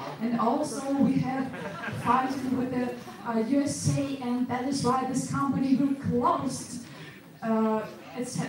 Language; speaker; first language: English; non-native, learner; Russian